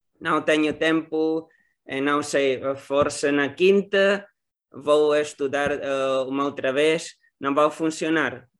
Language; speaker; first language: Portuguese; non-native, learner; Spanish